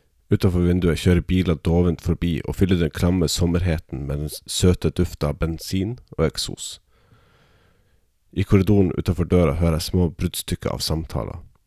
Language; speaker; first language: Norwegian; native; Norwegian